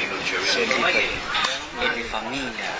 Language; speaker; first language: Italian; non-native, learner; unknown